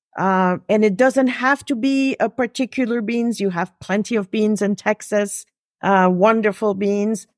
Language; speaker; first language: English; non-native, fluent; French